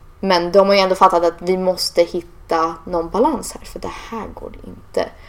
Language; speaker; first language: Swedish; early bilingual, heritage; Swedish